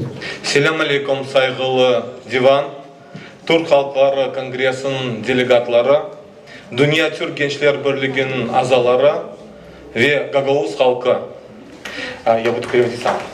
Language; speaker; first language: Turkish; non-native, learner; Crimean Tatar